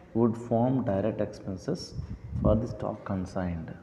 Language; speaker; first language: English; non-native, local second language; Telugu